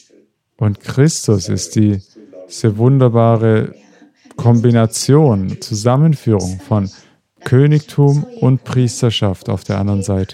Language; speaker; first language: German; non-native, fluent; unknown